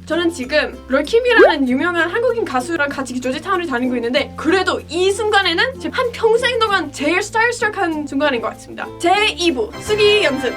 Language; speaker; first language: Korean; non-native, fluent; English